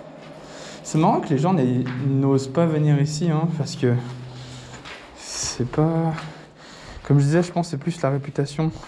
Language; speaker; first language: French; native; French